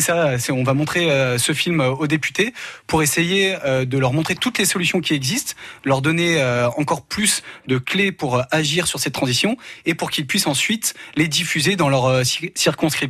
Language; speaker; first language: French; native; French